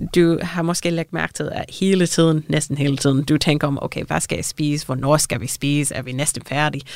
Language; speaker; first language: Danish; non-native, fluent; English